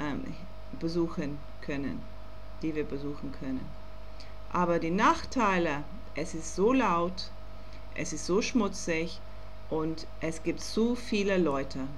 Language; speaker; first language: German; non-native, learner; English